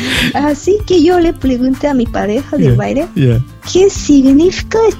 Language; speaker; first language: Spanish; non-native, fluent; Japanese